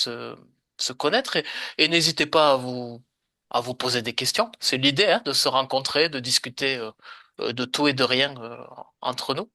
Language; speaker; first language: French; native; French